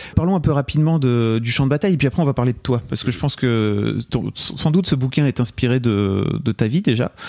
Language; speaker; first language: French; native; French